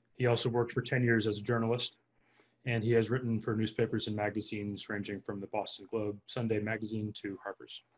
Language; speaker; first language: English; native; English